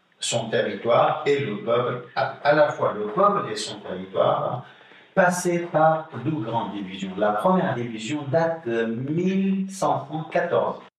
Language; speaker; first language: French; non-native, fluent; Kurdish